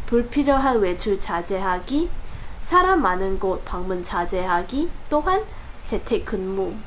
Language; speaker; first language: Korean; non-native, fluent; English